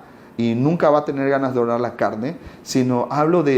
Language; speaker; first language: Spanish; native; Spanish